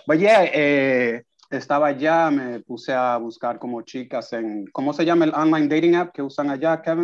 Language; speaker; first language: Spanish; native; Spanish